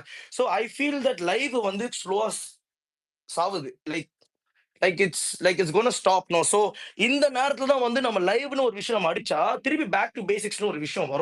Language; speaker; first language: Tamil; native; Tamil